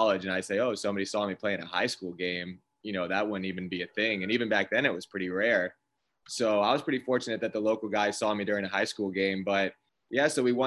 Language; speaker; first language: English; native; English